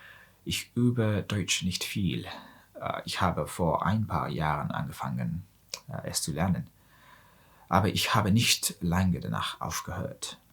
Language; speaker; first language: German; non-native, learner; Mongolian